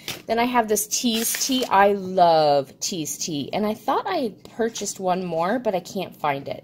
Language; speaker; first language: English; native; English